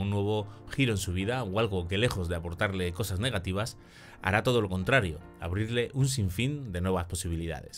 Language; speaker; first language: Spanish; native; Spanish